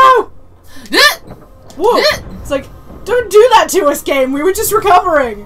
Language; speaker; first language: English; native; English